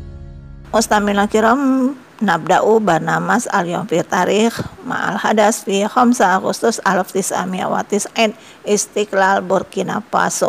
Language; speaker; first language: Arabic; non-native, fluent; Indonesian